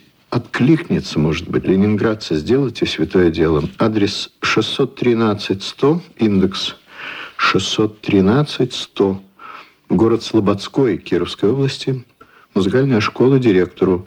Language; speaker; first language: Russian; native; Russian